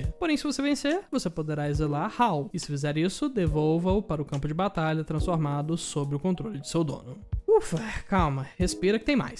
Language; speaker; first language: Portuguese; native; Portuguese